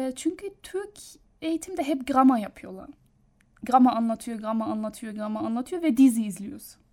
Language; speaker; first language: Turkish; non-native, learner; German